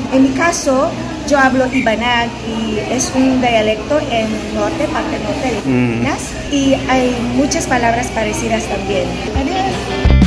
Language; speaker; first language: Spanish; non-native, fluent; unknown